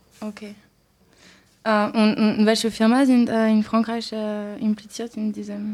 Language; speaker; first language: German; non-native, learner; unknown